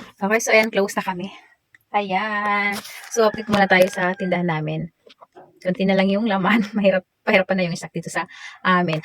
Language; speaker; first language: Filipino; non-native, local second language; Waray